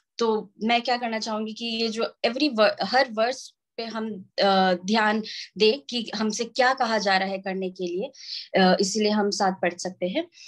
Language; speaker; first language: Hindi; non-native, local second language; Santali